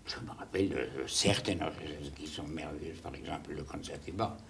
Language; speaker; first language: French; non-native, fluent; German